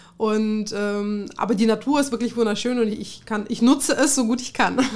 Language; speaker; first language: German; early bilingual, other home language; Russian